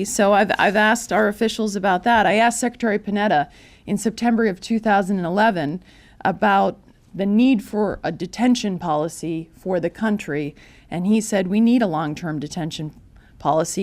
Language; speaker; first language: English; native; English